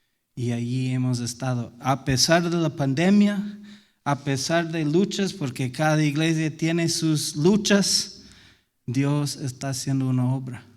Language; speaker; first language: Spanish; non-native, fluent; English